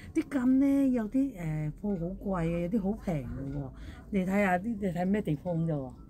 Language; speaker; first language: Cantonese; native; Cantonese